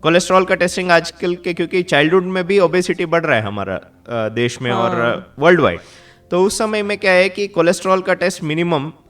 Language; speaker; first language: Hindi; non-native, local second language; Kannada